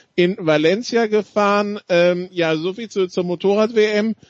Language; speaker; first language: German; native; German